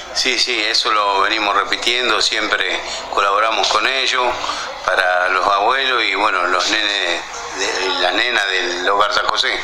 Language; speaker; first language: Spanish; native; Spanish